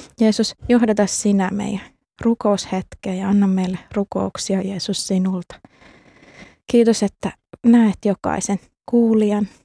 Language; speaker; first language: Finnish; native; Finnish